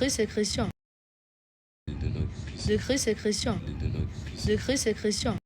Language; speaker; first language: French; non-native, local second language; Kinyarwanda